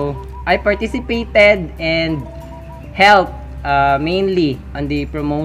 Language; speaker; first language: English; non-native, local second language; Cebuano